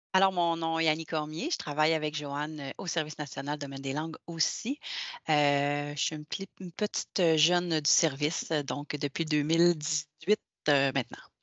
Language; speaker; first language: French; native; French